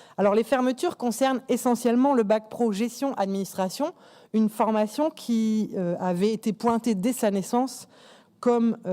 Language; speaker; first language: French; native; French